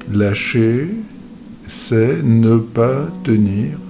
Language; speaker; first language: French; native; French